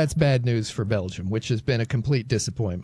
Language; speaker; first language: English; native; English